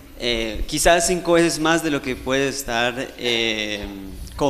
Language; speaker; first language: Spanish; native; Spanish